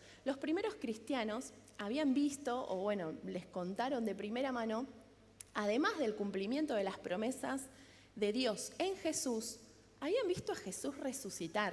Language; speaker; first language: Spanish; native; Spanish